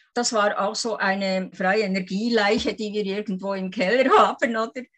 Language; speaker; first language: German; native; German